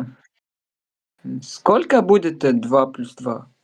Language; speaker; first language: Russian; non-native, learner; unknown